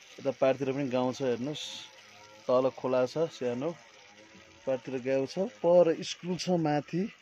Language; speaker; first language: Nepali; native; Nepali